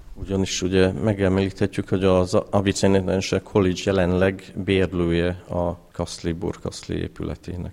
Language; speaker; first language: Hungarian; early bilingual, heritage; Hungarian